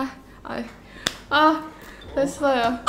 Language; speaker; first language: Korean; non-native, learner; Indonesian